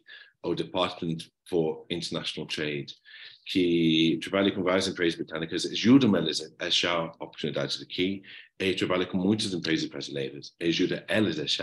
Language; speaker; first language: Portuguese; non-native, fluent; English